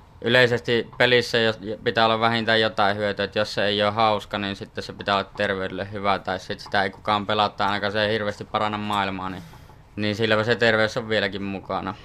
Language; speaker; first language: Finnish; native; Finnish